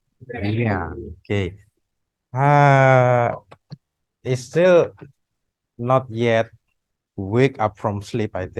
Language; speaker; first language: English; non-native, fluent; Indonesian